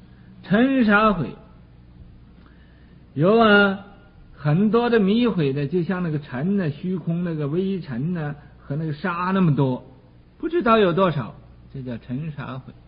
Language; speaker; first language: Chinese; native; Chinese